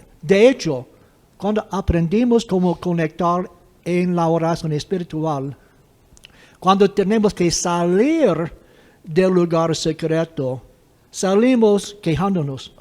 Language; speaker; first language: Spanish; non-native, fluent; English